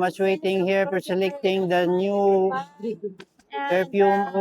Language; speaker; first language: English; non-native, local second language; Filipino